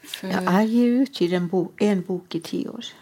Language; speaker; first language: Norwegian; non-native, local second language; Northern Sami